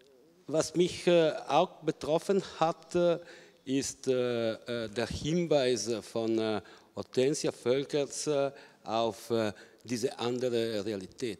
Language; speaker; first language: German; non-native, fluent; Italian